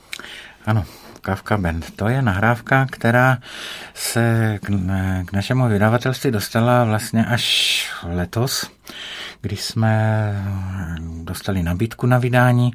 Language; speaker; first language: Czech; native; Czech